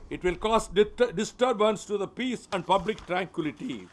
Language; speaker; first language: English; non-native, local second language; Tamil